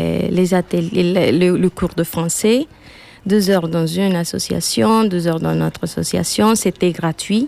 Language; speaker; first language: French; non-native, learner; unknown